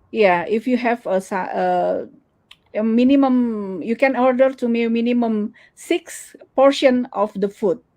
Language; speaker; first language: English; non-native, learner; Indonesian